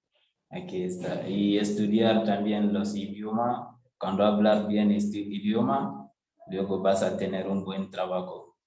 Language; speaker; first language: Spanish; non-native, learner; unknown